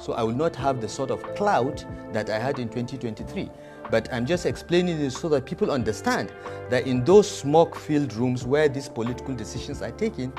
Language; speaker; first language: English; non-native, local second language; Hausa